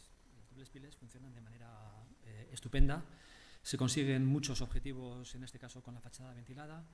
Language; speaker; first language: Spanish; native; Spanish